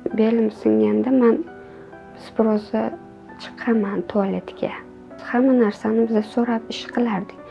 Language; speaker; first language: Uzbek; native; Uzbek